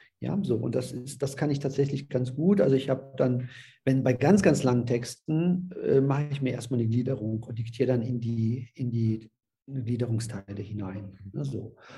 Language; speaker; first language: German; early bilingual, other home language; Russian